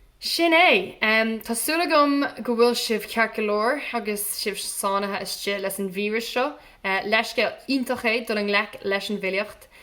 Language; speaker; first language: Irish; non-native, local second language; English